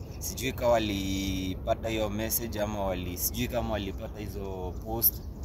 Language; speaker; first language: Swahili; native; Swahili